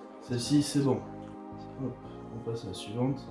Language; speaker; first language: French; native; French